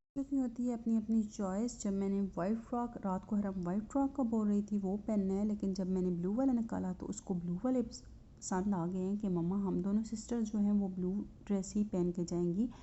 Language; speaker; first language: Urdu; native; Urdu